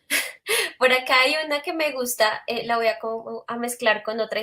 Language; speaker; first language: Spanish; native; Spanish